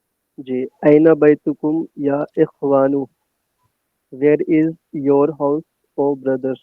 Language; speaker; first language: Arabic; non-native, learner; Urdu